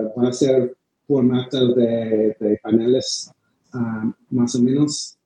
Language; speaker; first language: Spanish; non-native, fluent; English